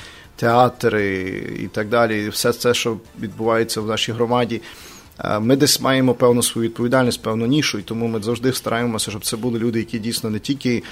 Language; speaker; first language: Ukrainian; native; Ukrainian